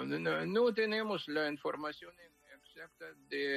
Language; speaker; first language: Spanish; non-native, fluent; Ukrainian